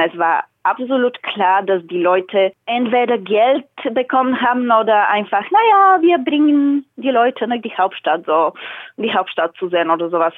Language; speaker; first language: German; non-native, fluent; Bulgarian